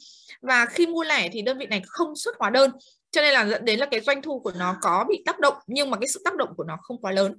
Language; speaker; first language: Vietnamese; native; Vietnamese